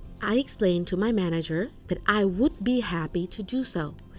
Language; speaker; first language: English; non-native, fluent; Vietnamese